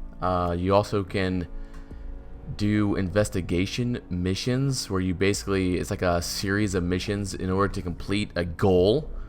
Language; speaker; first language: English; native; English